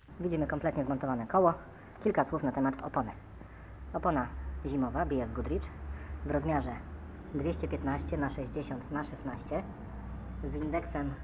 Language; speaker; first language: Polish; native; Polish